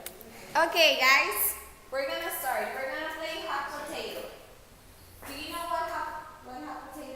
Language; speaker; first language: English; non-native, fluent; Spanish